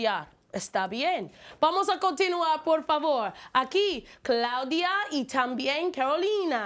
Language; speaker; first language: Spanish; non-native, fluent; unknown